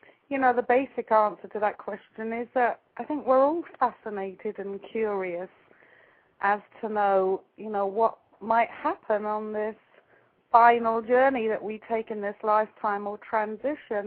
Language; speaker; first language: English; native; English